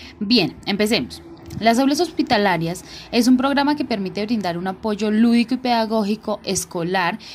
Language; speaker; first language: Spanish; native; Spanish